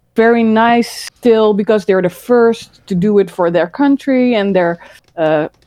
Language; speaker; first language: English; early bilingual, other home language; Dutch